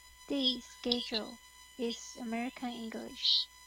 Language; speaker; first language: English; non-native, learner; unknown